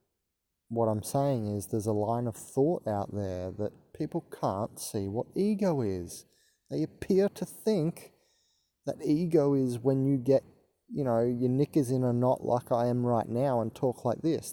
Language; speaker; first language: English; native; English